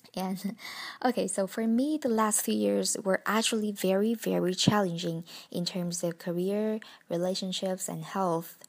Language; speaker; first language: English; non-native, fluent; Vietnamese